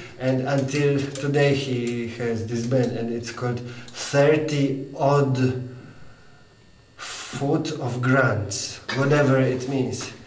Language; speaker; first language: English; non-native, fluent; Polish